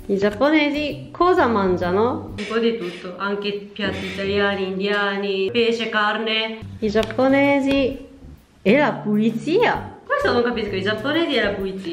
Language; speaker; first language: Italian; non-native, learner; Japanese